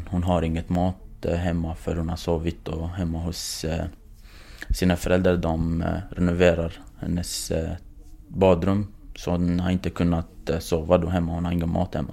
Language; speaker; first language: Swedish; non-native, fluent; Kurdish